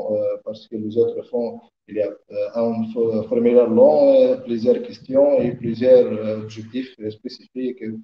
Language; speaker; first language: French; non-native, learner; Arabic